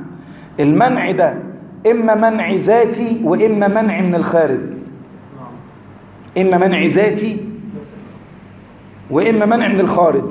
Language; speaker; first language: Arabic; native; Arabic